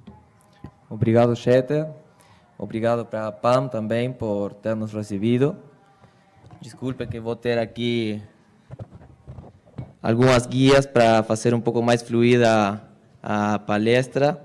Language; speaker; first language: Portuguese; non-native, fluent; Spanish